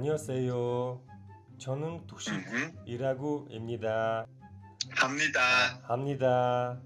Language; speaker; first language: Korean; non-native, learner; Mongolian